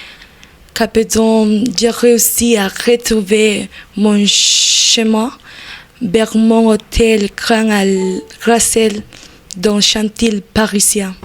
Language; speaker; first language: French; non-native, learner; Spanish